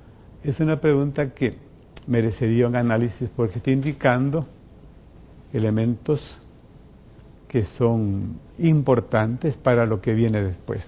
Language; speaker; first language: Spanish; native; Spanish